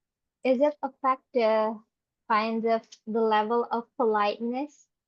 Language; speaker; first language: English; non-native, fluent; Indonesian